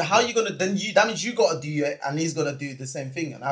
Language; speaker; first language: English; native; English